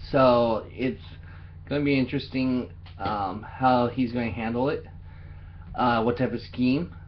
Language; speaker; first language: English; native; English